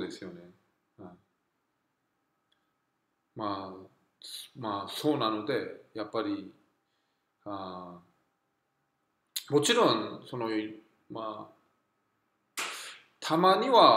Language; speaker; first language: Japanese; non-native, fluent; Korean